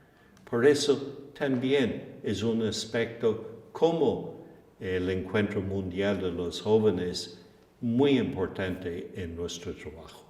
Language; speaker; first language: Spanish; non-native, fluent; English